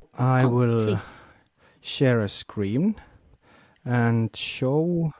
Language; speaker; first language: English; non-native, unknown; Estonian